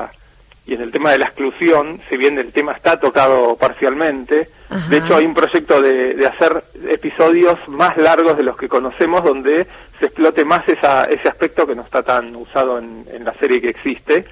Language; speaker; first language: Spanish; native; Spanish